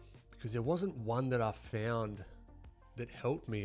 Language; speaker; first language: English; native; English